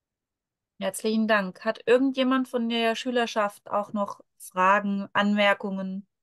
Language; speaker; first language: German; native; German